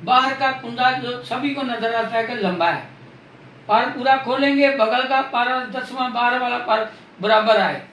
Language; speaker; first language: Hindi; non-native, local second language; Punjabi